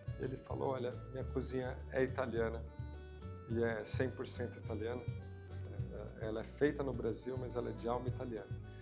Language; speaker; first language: Portuguese; native; Portuguese